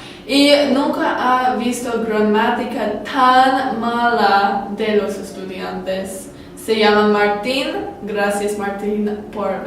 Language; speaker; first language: Spanish; non-native, learner; English